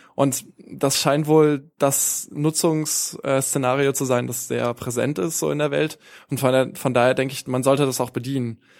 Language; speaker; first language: German; native; German